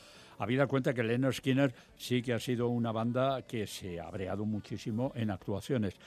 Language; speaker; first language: Spanish; native; Spanish